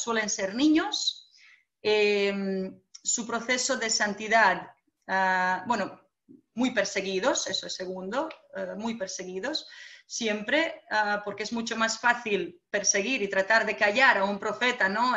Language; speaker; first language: Spanish; non-native, fluent; Croatian